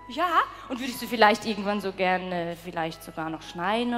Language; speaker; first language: German; native; German